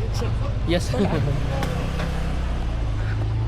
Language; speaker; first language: English; non-native, learner; Indonesian